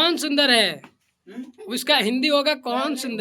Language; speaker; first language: Hindi; native; Hindi